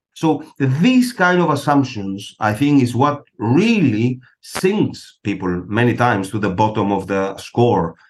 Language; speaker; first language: English; non-native, fluent; Greek